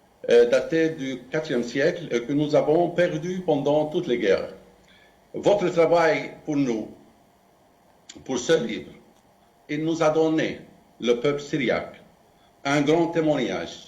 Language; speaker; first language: French; non-native, fluent; Arabic